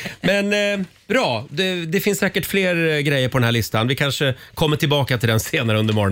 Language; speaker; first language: Swedish; native; Swedish